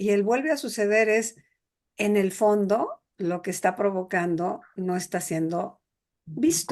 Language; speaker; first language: Spanish; native; Spanish